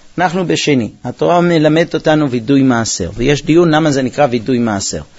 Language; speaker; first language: Hebrew; early bilingual, heritage; Hebrew